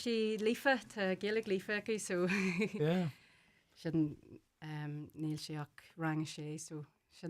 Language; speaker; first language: Irish; non-native, local second language; English